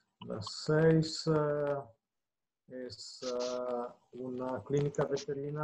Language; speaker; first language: Spanish; non-native, learner; Italian